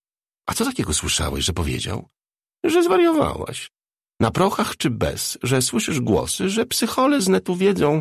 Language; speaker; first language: Polish; native; Polish